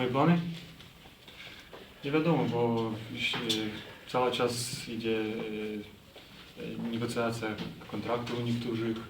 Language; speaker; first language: Polish; non-native, learner; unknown